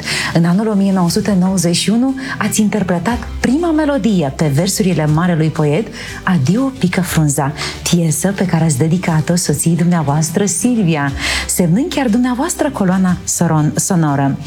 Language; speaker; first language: Romanian; native; Romanian